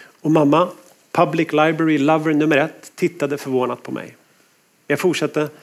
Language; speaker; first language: Swedish; native; Swedish